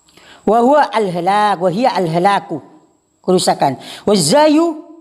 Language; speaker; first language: Arabic; non-native, fluent; Indonesian